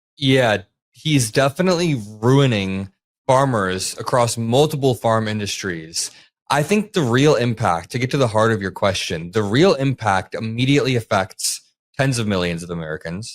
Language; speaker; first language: English; native; English